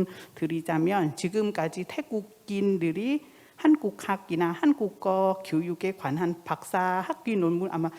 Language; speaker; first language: Korean; non-native, fluent; Thai